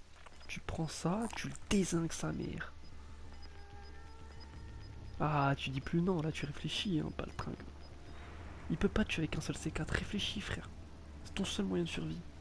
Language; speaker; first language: French; native; French